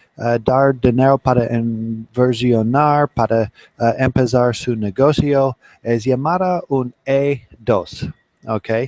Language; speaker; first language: Spanish; non-native, learner; English